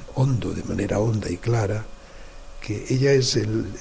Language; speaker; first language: Spanish; native; Spanish